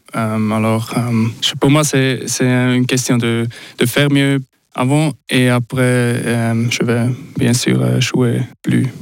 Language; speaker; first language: French; non-native, local second language; Swiss German